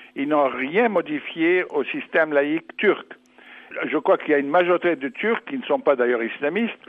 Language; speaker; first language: French; non-native, fluent; English